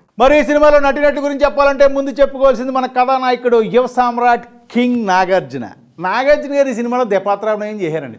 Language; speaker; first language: Telugu; native; Telugu